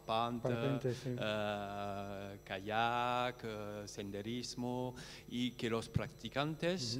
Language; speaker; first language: Spanish; non-native, learner; French